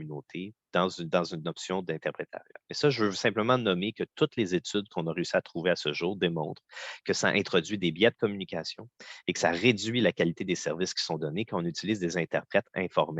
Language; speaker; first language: French; native; French